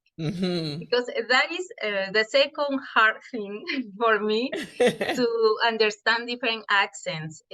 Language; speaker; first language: English; non-native, fluent; Spanish